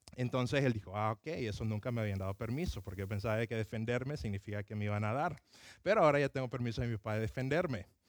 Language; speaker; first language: Spanish; early bilingual, other home language; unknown